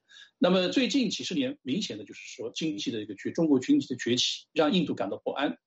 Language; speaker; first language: Chinese; native; Chinese